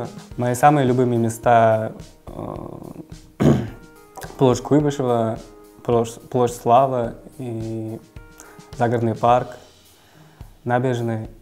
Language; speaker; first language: Russian; non-native, fluent; Uzbek